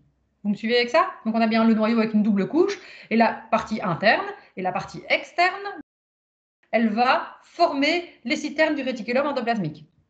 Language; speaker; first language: French; native; French